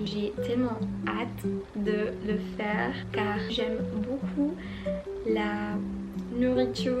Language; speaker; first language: French; non-native, fluent; English